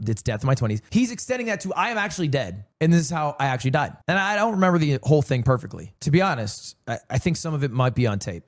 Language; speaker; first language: English; native; English